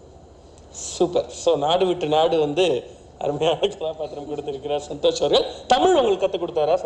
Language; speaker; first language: Tamil; native; Tamil